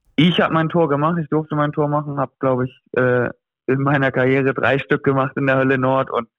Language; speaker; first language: German; native; German